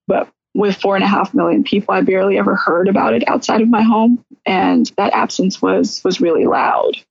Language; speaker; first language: English; native; English